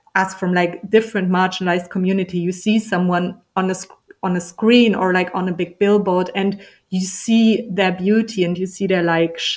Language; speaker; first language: English; non-native, fluent; German